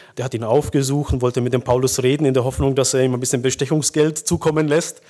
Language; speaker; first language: German; native; German